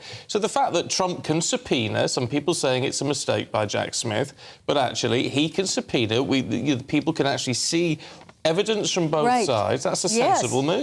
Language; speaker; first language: English; native; English